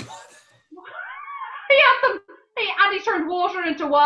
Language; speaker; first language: English; native; English